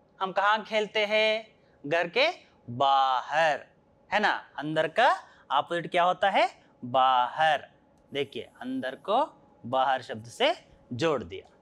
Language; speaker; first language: Hindi; non-native, local second language; Telugu